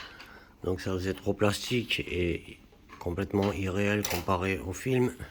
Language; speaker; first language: French; native; French